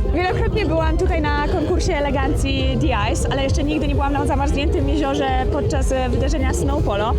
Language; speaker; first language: Polish; native; Polish